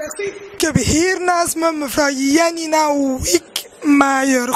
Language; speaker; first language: Dutch; non-native, learner; French